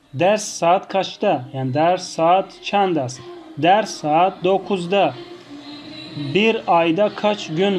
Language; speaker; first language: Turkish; non-native, fluent; Tajik